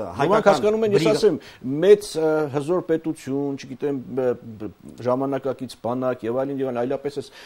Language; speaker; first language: Armenian; native; Armenian